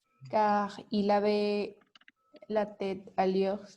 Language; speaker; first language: French; non-native, learner; Spanish